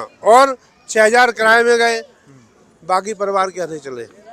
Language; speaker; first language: Hindi; native; Hindi